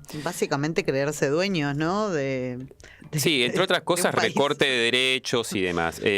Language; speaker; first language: Spanish; native; Spanish